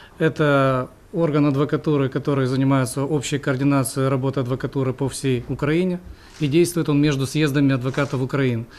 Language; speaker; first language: Russian; native; Russian